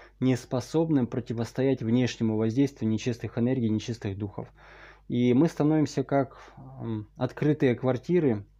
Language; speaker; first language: Russian; native; Russian